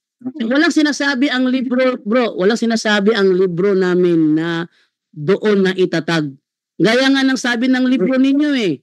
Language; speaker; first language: Filipino; non-native, local second language; Cebuano